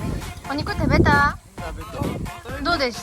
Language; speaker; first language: Japanese; non-native, fluent; Mongolian